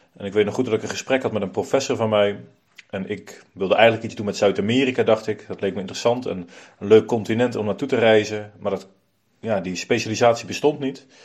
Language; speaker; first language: Dutch; native; Dutch